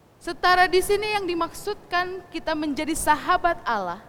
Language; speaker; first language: Indonesian; non-native, local second language; Sundanese